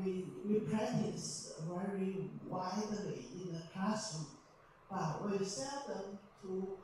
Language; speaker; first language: English; non-native, learner; Chinese